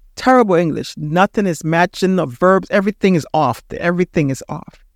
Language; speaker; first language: English; early bilingual, heritage; Spanish